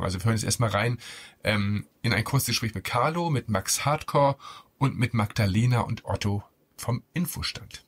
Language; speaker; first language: German; native; German